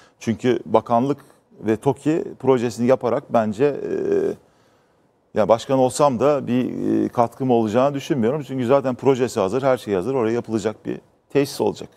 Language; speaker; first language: Turkish; native; Turkish